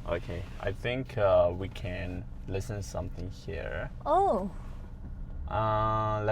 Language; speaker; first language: English; non-native, learner; Chinese